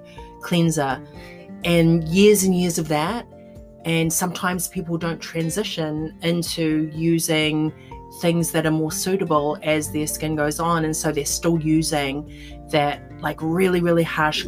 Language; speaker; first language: English; native; English